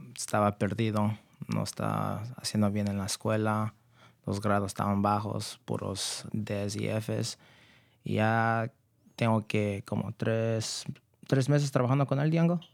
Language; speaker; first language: Spanish; early bilingual, heritage; Spanish